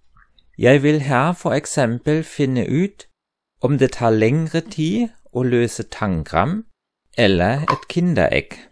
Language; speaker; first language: Norwegian; non-native, fluent; German